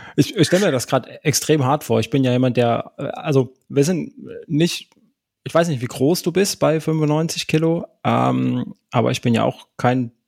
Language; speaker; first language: German; native; German